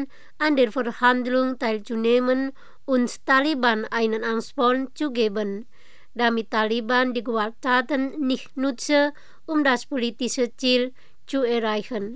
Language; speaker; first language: German; non-native, fluent; Indonesian